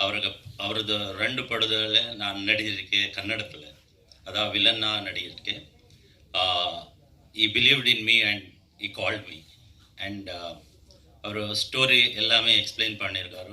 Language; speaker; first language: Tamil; non-native, learner; Kannada